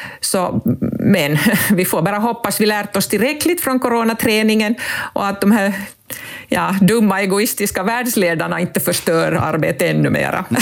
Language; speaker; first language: Swedish; non-native, local second language; Finnish